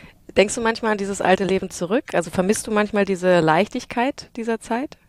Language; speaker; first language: German; native; German